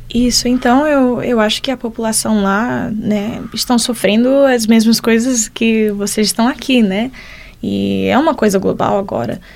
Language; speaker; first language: Portuguese; early bilingual, heritage; Portuguese